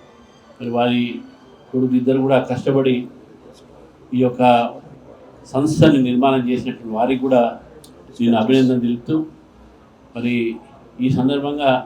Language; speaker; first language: Telugu; native; Telugu